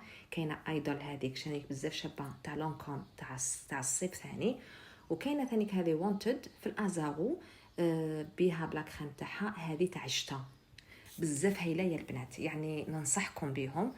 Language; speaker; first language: Arabic; native; Arabic